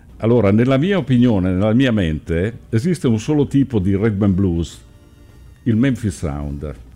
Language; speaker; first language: Italian; native; Italian